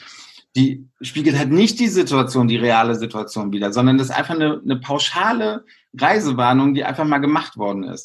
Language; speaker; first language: German; native; German